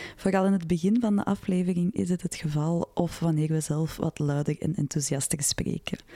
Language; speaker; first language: Dutch; native; Dutch